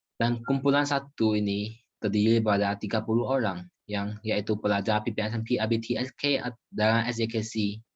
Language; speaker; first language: Malay; non-native, local second language; Chinese